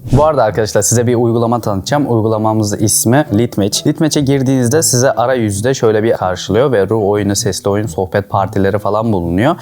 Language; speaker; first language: Turkish; non-native, fluent; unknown